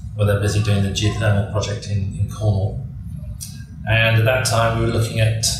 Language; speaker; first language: English; native; English